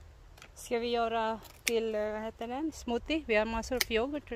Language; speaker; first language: Swedish; non-native, learner; Filipino